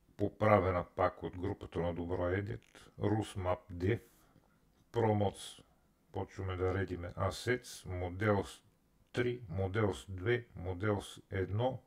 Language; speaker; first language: Bulgarian; native; Bulgarian